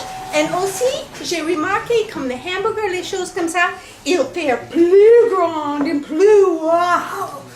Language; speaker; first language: French; non-native, learner; English